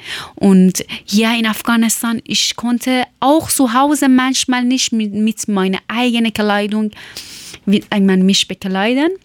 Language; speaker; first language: German; non-native, fluent; Persian